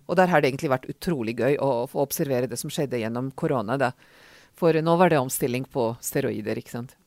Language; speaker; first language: Norwegian; non-native, fluent; Hungarian